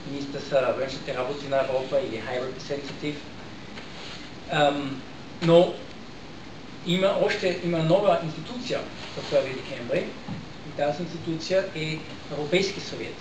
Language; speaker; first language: Bulgarian; non-native, learner; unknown